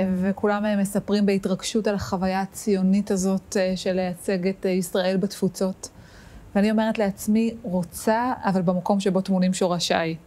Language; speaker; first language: Hebrew; native; Hebrew